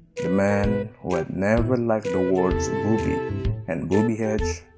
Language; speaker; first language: English; non-native, fluent; Indonesian